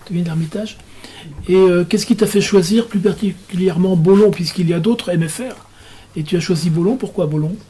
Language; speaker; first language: French; native; French